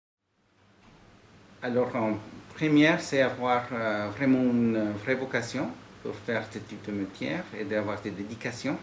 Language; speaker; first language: French; non-native, fluent; Spanish